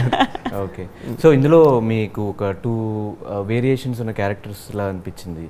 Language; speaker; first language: Telugu; native; Telugu